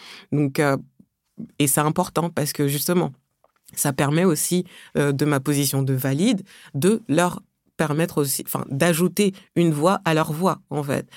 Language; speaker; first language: French; early bilingual, other home language; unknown